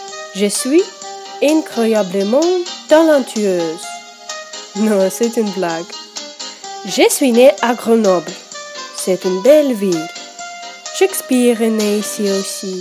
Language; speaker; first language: French; non-native, learner; Russian